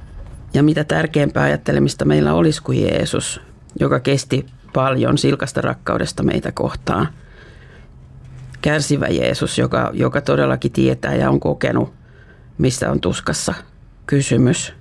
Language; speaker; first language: Finnish; native; Finnish